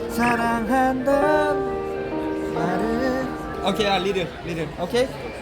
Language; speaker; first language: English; non-native, learner; Korean